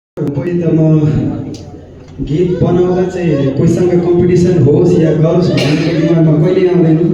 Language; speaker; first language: Nepali; non-native, local second language; Maithili